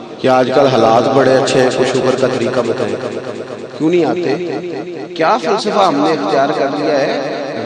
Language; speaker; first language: Urdu; non-native, local second language; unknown